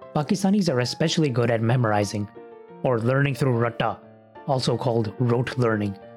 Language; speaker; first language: English; early bilingual, other home language; Punjabi